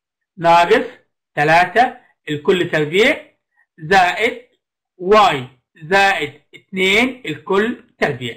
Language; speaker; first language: Arabic; native; Arabic